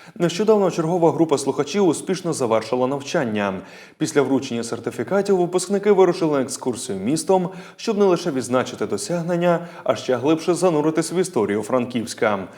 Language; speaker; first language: Ukrainian; native; Ukrainian